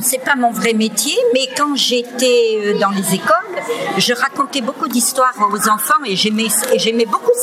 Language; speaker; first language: French; native; French